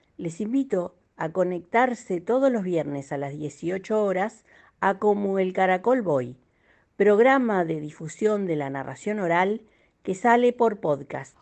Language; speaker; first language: Spanish; native; Spanish